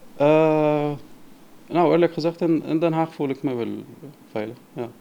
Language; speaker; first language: Dutch; non-native, fluent; Arabic